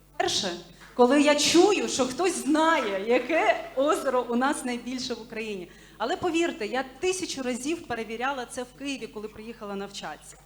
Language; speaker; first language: Ukrainian; non-native, local second language; Bulgarian